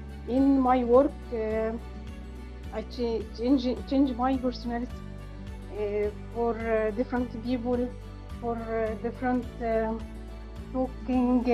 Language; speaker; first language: English; non-native, learner; Arabic